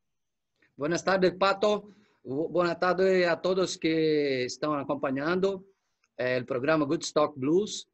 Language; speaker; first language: Spanish; non-native, learner; Portuguese